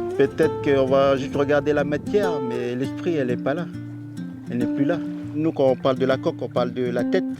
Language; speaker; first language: French; non-native, local second language; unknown